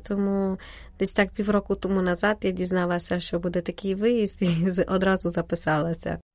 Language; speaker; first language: Ukrainian; native; Ukrainian